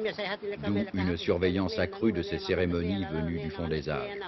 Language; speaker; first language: French; native; French